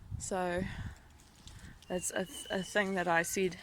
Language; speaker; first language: English; native; English